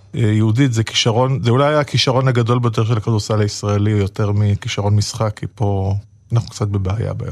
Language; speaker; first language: Hebrew; native; Hebrew